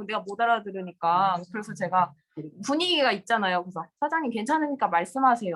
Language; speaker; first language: Korean; native; Korean